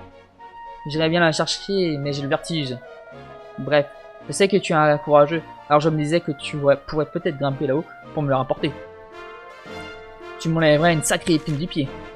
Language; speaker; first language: French; native; French